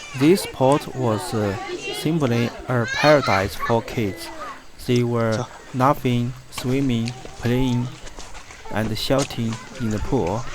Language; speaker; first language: English; non-native, fluent; Chinese